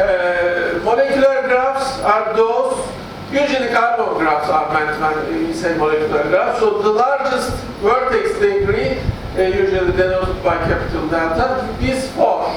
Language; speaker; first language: English; non-native, fluent; Turkish